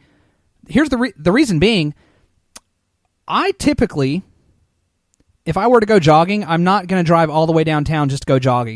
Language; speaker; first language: English; native; English